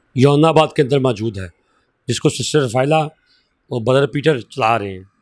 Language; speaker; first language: Urdu; non-native, local second language; Punjabi